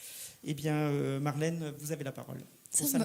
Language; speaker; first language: French; native; French